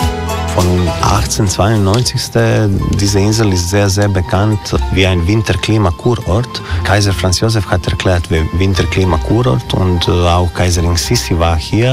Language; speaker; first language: German; non-native, learner; Croatian